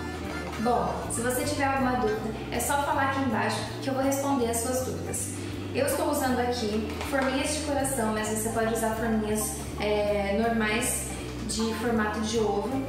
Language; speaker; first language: Portuguese; native; Portuguese